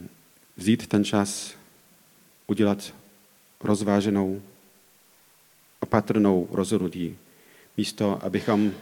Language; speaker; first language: Czech; non-native, fluent; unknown